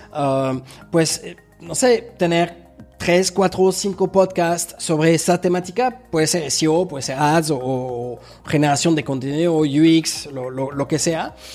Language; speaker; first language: Spanish; non-native, fluent; French